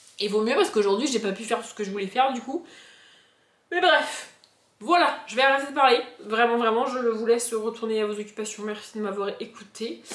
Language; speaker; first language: French; native; French